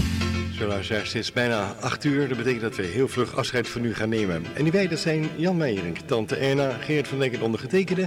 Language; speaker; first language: Dutch; native; Dutch